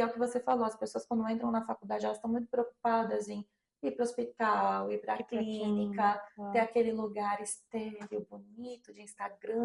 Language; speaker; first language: Portuguese; native; Portuguese